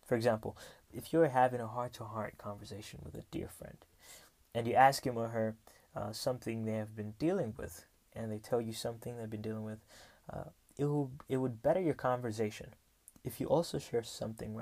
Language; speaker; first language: English; non-native, local second language; Kinyarwanda